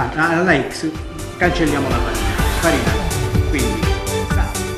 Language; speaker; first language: Italian; native; Italian